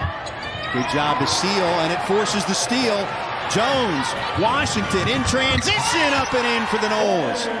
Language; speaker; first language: English; native; English